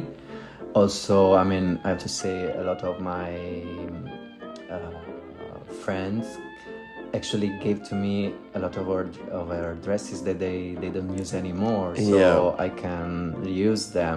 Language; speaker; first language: English; non-native, fluent; Italian